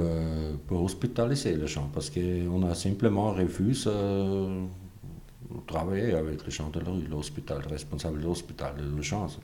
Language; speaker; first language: French; non-native, fluent; German